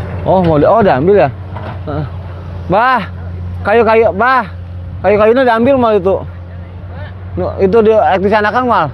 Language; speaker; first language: Indonesian; non-native, local second language; Sundanese